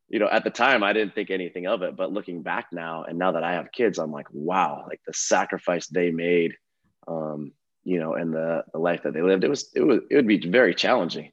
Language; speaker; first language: English; native; English